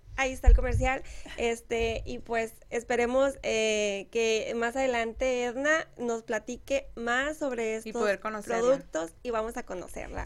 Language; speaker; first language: Spanish; native; Spanish